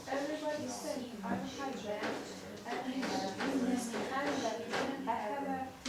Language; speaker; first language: English; non-native, learner; Russian